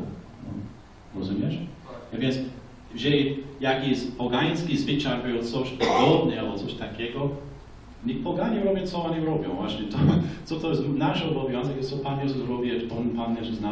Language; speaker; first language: Polish; non-native, fluent; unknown